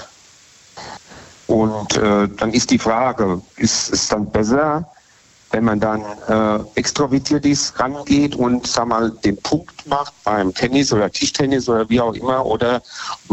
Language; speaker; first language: German; native; German